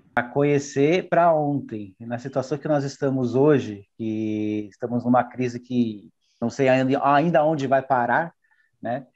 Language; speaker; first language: Portuguese; native; Portuguese